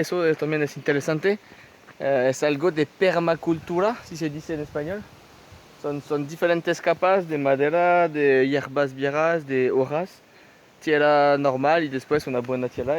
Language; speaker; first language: Spanish; non-native, fluent; French